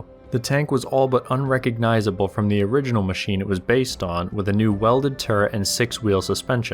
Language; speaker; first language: English; native; English